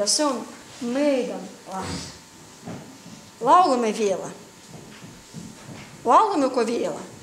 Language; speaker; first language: Finnish; non-native, learner; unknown